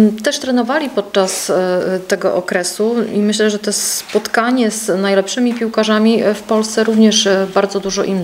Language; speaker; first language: Polish; native; Polish